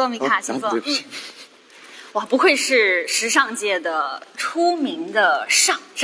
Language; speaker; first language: Chinese; native; Chinese